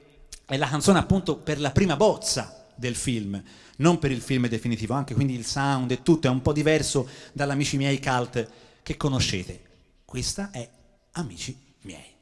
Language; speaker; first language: Italian; native; Italian